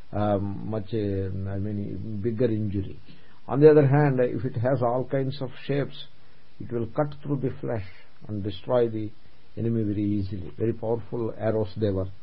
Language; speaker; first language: English; non-native, local second language; Telugu